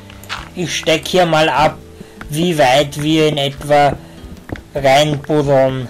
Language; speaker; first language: German; native; German